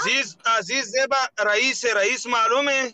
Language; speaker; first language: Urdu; non-native, local second language; Pashto